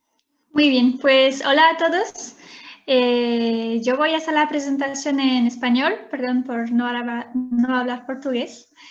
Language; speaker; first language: Spanish; non-native, fluent; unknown